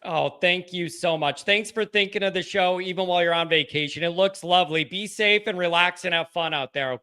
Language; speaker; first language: English; native; English